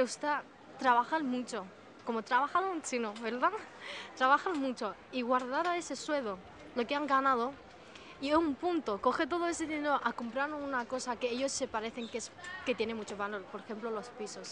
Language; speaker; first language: Spanish; non-native, fluent; Chinese